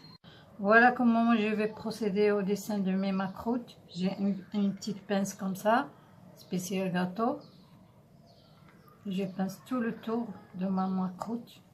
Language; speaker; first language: French; non-native, local second language; Arabic